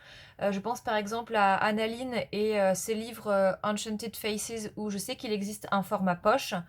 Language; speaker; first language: French; native; French